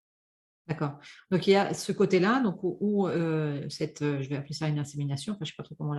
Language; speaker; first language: French; native; French